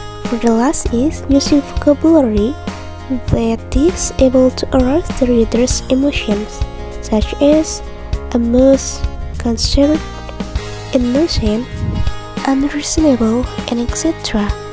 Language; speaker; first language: English; non-native, learner; Indonesian